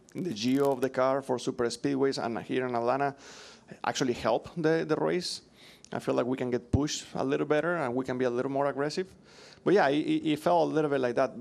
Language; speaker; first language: English; non-native, fluent; Spanish